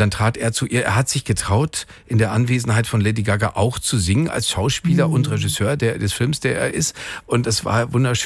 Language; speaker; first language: German; native; German